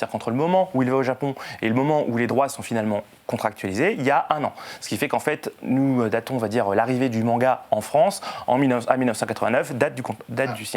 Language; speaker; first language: French; native; French